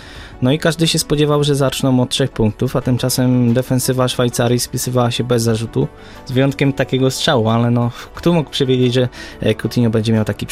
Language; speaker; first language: Polish; native; Polish